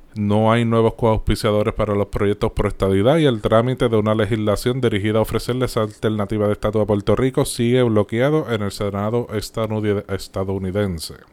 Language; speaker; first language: Spanish; native; Spanish